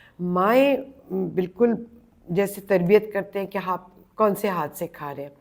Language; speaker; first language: Urdu; native; Urdu